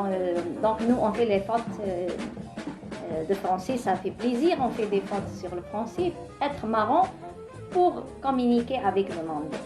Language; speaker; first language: French; non-native, local second language; Arabic